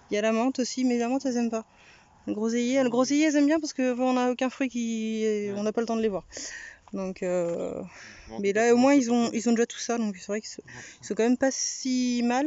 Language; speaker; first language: French; native; French